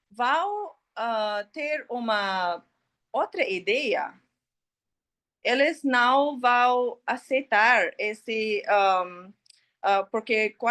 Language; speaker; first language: Portuguese; non-native, learner; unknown